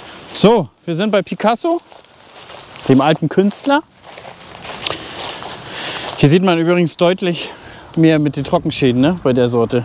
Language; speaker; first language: German; native; German